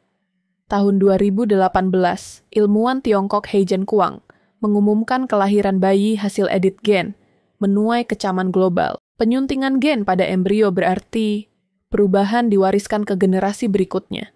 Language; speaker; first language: Indonesian; native; Indonesian